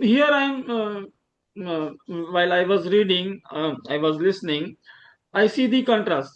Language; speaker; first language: English; non-native, local second language; Hindi